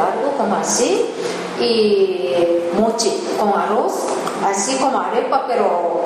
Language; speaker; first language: Spanish; non-native, learner; Japanese